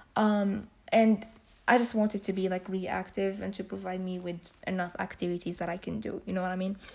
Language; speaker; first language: English; non-native, fluent; Arabic